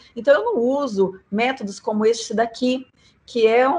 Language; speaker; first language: Portuguese; native; Portuguese